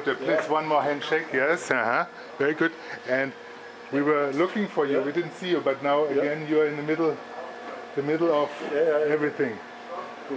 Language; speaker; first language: English; non-native, fluent; German